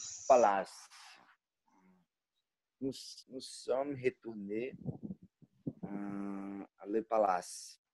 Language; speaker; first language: French; non-native, learner; Portuguese